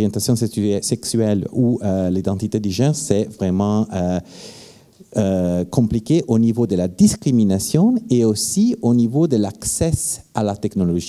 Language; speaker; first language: French; non-native, fluent; Italian